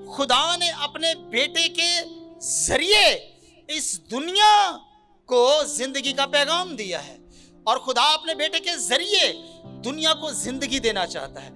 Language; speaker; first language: Urdu; non-native, local second language; Punjabi